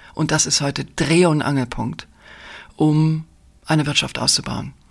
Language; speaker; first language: German; native; German